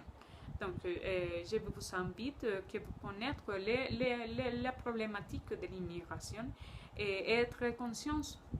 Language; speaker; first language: French; non-native, learner; Spanish